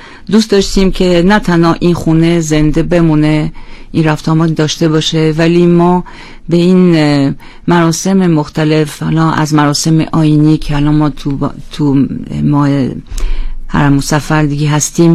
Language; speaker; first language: Persian; non-native, fluent; French